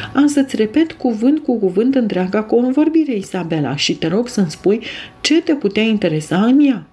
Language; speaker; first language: Romanian; native; Romanian